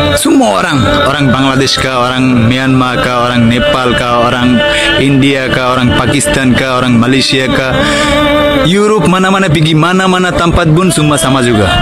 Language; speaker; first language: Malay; non-native, learner; Bangla